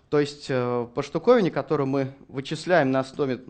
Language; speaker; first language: Russian; native; Russian